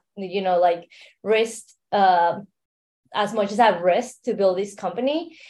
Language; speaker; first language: English; non-native, fluent; Spanish